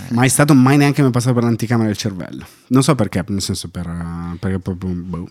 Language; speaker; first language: Italian; native; Italian